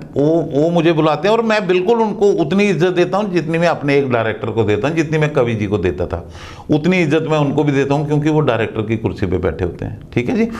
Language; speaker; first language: Hindi; non-native, local second language; Dogri